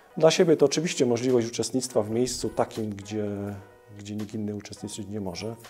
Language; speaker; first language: Polish; native; Polish